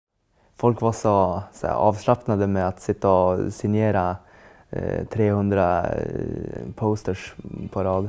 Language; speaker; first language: Swedish; native; Swedish